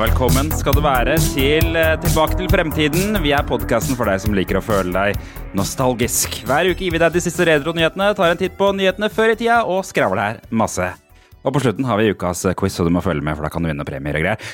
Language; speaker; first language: Norwegian; native; Norwegian